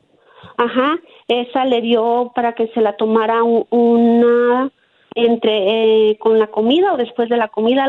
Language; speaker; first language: Spanish; native; Spanish